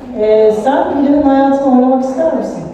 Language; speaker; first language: Turkish; native; Turkish